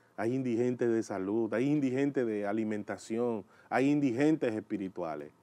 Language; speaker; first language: Spanish; native; Spanish